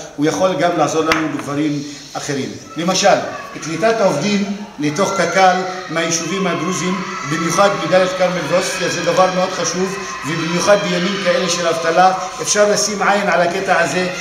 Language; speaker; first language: Hebrew; non-native, local second language; Arabic